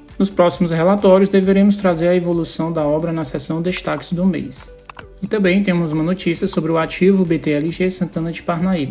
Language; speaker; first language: Portuguese; native; Portuguese